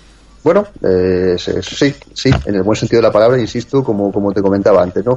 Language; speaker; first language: Spanish; native; Spanish